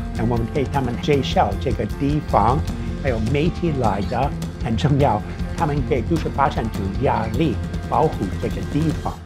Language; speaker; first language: Chinese; non-native, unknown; English